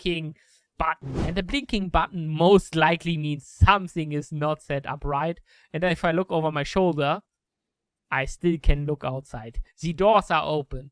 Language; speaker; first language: English; non-native, fluent; German